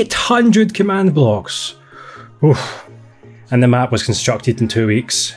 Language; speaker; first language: English; native; English